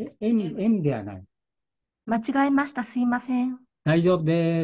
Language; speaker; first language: Japanese; non-native, fluent; Bangla